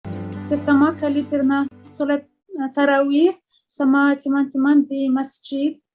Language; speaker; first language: Indonesian; non-native, fluent; Russian